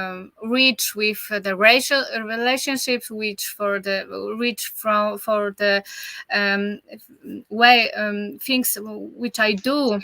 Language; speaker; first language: English; non-native, learner; Polish